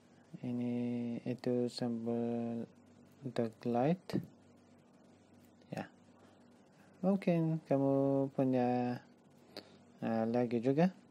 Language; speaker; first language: Indonesian; non-native, learner; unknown